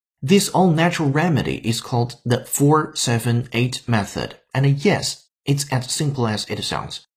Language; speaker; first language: English; non-native, fluent; Chinese